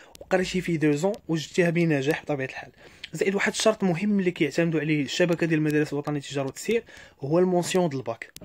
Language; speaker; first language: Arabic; native; Arabic